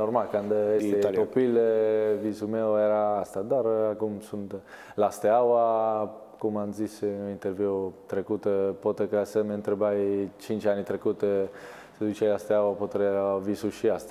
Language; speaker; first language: Romanian; non-native, learner; Italian